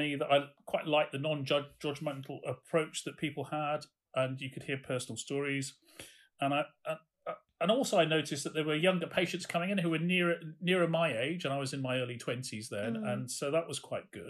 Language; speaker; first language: English; native; English